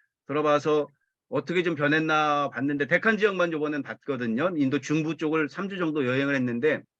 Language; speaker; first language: Korean; native; Korean